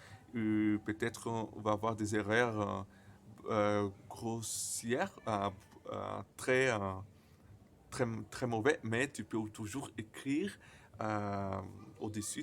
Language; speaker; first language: French; non-native, learner; Portuguese